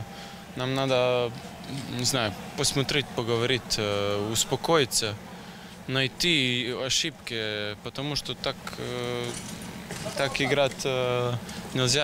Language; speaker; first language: Russian; non-native, fluent; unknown